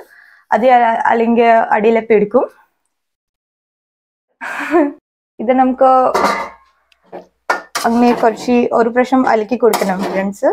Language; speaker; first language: Malayalam; non-native, learner; Hindi